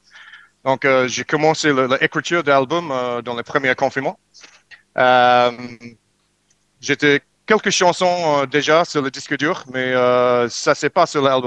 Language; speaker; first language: French; non-native, learner; English